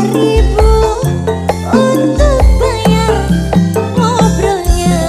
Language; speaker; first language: Indonesian; native; Indonesian